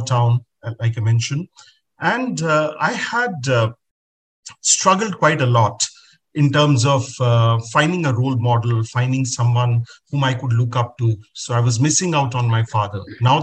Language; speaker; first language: English; non-native, local second language; Hindi